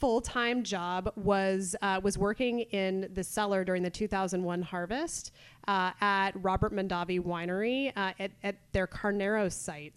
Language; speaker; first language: English; native; English